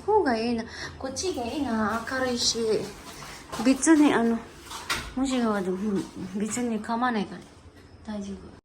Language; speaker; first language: Japanese; non-native, learner; Filipino